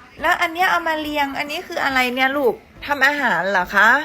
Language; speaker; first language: Thai; native; Thai